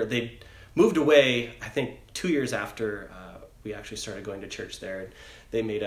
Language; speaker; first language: English; native; English